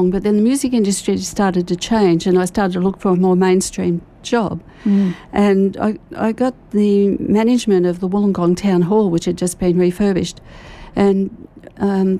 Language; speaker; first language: English; native; English